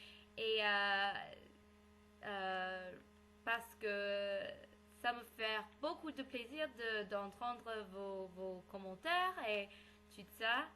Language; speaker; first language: French; non-native, learner; English